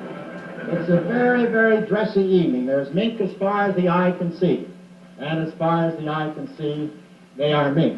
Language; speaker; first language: English; native; English